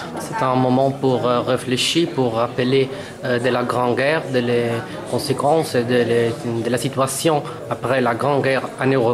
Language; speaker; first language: French; non-native, fluent; Italian